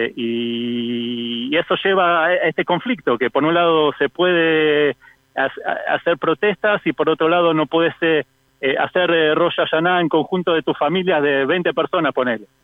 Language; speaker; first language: Spanish; native; Spanish